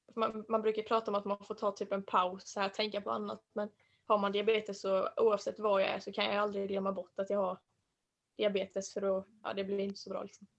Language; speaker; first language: Swedish; native; Swedish